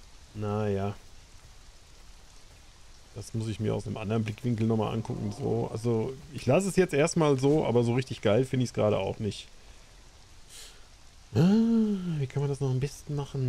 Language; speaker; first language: German; native; German